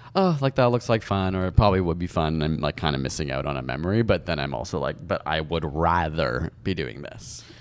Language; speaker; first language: English; early bilingual, other home language; Hindi